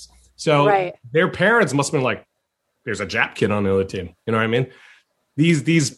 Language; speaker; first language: English; early bilingual, other home language; Chinese